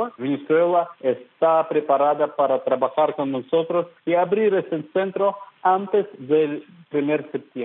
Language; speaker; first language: Spanish; non-native, fluent; Russian